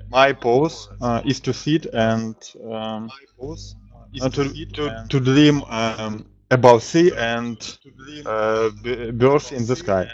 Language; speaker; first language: English; non-native, learner; Russian